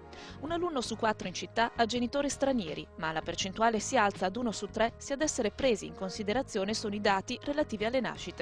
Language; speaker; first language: Italian; native; Italian